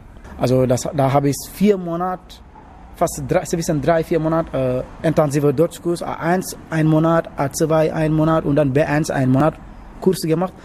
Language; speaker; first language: German; non-native, learner; Wolof